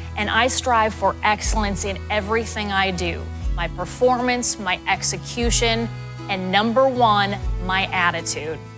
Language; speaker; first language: English; native; English